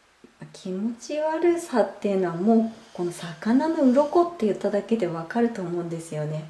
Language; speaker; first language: Japanese; native; Japanese